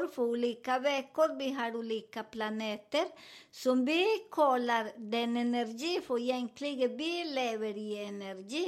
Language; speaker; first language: Swedish; non-native, fluent; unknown